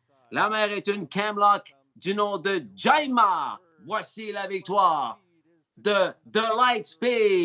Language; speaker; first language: French; native; French